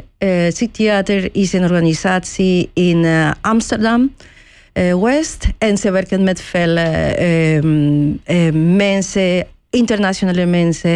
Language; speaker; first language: Dutch; non-native, learner; Spanish